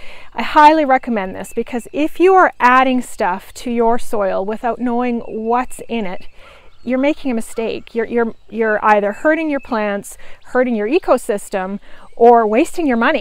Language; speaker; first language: English; native; English